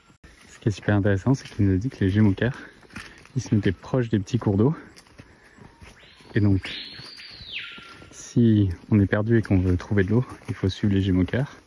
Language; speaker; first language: French; native; French